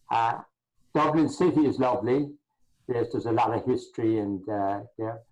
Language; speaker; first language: English; native; English